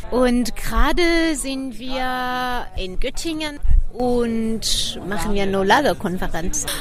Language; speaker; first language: German; non-native, fluent; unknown